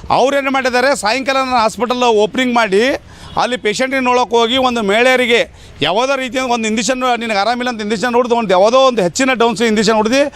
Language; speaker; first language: Kannada; native; Kannada